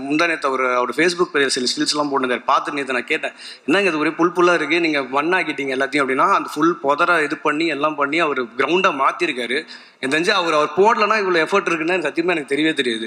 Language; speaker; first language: Tamil; native; Tamil